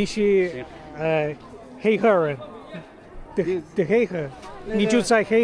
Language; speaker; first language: Chinese; non-native, learner; English